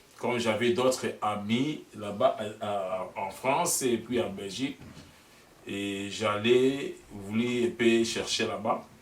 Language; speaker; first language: French; non-native, local second language; Lingala